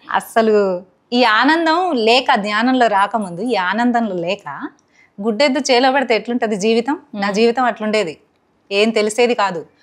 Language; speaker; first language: Telugu; non-native, local second language; Hindi